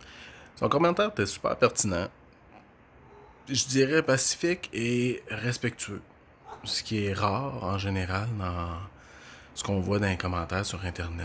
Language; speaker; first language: French; native; French